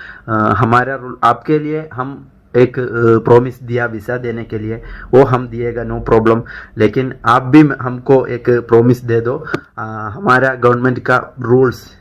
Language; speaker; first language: Hindi; non-native, local second language; Malayalam